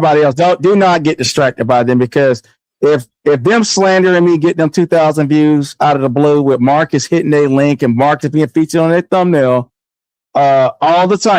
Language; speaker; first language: English; native; English